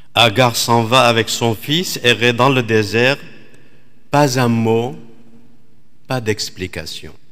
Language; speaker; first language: French; non-native, fluent; Aramaic